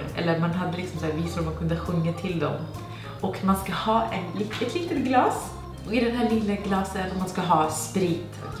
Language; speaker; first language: Swedish; non-native, fluent; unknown